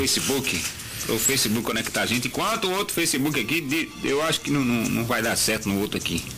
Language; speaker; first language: Portuguese; native; Portuguese